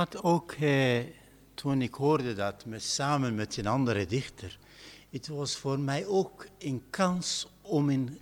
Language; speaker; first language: Dutch; non-native, fluent; Arabic